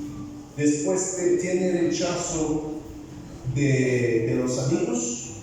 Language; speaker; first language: Spanish; non-native, fluent; Bulgarian